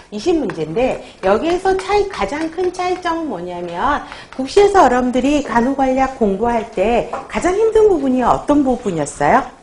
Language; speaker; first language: Korean; native; Korean